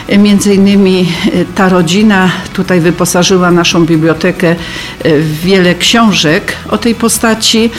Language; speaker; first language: Polish; native; Polish